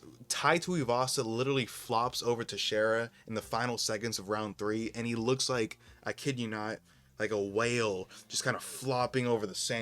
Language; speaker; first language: English; native; English